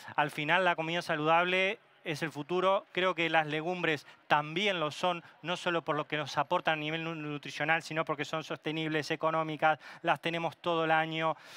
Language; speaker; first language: Spanish; non-native, local second language; Catalan